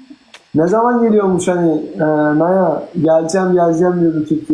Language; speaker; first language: Turkish; native; Turkish